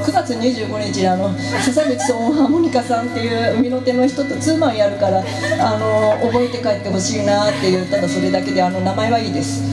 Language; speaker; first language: Japanese; native; Japanese